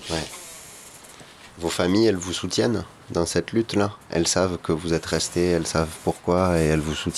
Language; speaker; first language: French; native; French